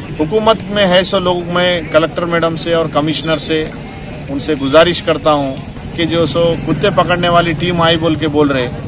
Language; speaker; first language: Hindi; non-native, local second language; Urdu